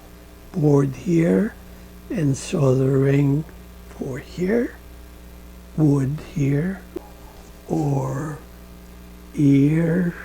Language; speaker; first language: English; non-native, learner; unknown